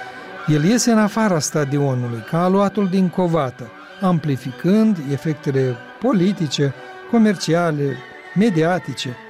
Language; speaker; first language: Romanian; native; Romanian